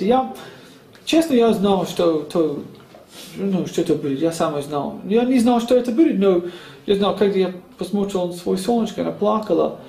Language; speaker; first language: Russian; non-native, learner; English